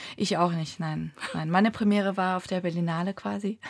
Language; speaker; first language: German; early bilingual, other home language; Russian